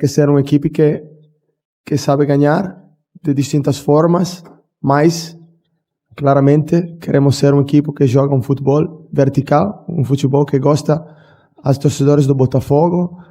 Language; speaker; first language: Portuguese; non-native, fluent; Italian